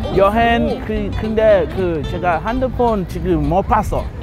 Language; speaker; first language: Korean; non-native, learner; English